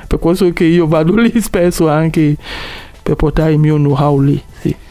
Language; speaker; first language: Italian; non-native, fluent; Bambara